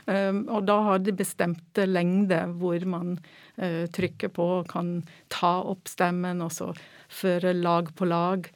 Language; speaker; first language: Norwegian; non-native, fluent; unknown